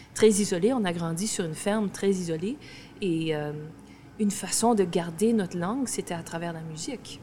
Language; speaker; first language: French; native; French